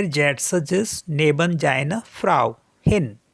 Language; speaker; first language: German; non-native, learner; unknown